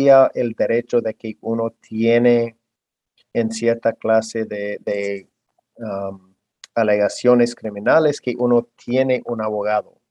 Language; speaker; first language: Spanish; non-native, fluent; English